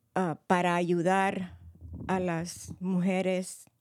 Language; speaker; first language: Spanish; early bilingual, heritage; Spanish